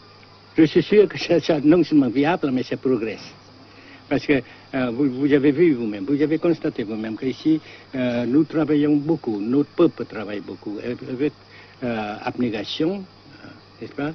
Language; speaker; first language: French; non-native, fluent; Vietnamese